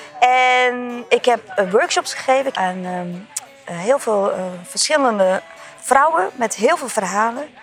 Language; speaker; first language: Dutch; non-native, learner; Persian